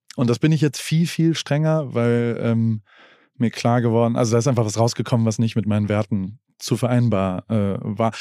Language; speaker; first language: German; native; German